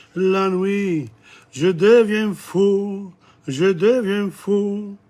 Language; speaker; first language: French; non-native, learner; English